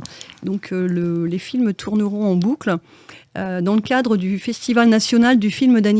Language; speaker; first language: French; native; French